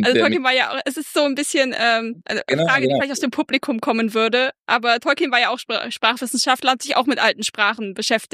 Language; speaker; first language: German; native; German